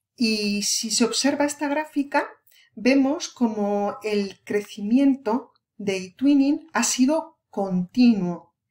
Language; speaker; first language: Spanish; native; Spanish